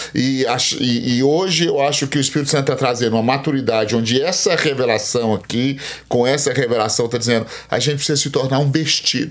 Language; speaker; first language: Portuguese; native; Portuguese